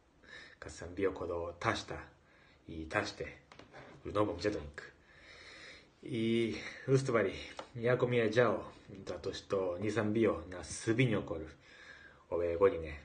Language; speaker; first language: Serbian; non-native, learner; Japanese